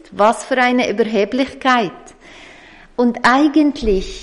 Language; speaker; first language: German; non-native, fluent; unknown